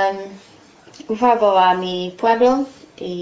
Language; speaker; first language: Spanish; non-native, learner; English